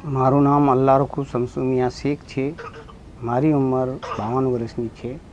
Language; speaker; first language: Gujarati; native; Gujarati